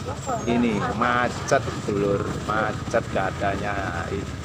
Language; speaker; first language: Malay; non-native, local second language; Javanese